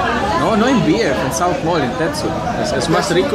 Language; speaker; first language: Spanish; non-native, learner; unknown